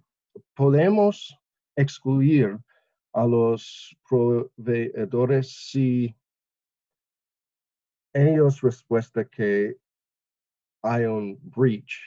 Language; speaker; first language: Spanish; non-native, learner; English